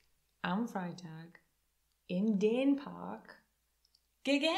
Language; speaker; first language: German; non-native, learner; English